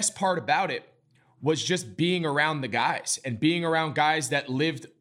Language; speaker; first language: English; native; English